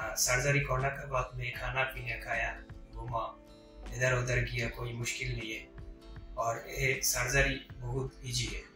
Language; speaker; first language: Hindi; non-native, learner; Bangla